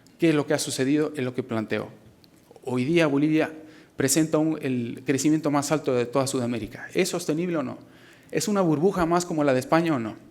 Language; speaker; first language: Spanish; native; Spanish